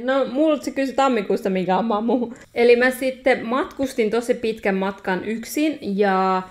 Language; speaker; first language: Finnish; early bilingual, other home language; Nepali